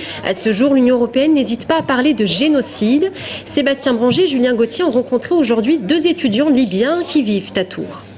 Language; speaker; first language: French; native; French